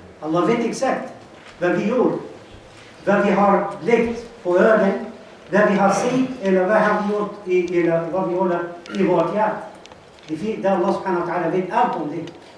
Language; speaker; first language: Swedish; non-native, fluent; Arabic